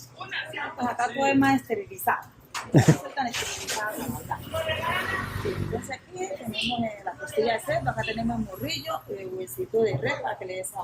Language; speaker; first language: Spanish; native; Spanish